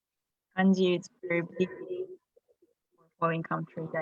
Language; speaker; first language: English; non-native, learner; Japanese